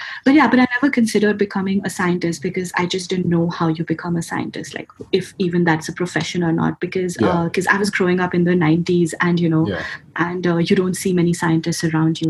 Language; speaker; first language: English; non-native, local second language; Hindi